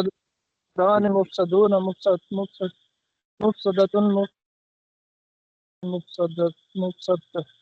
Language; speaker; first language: Arabic; non-native, learner; Urdu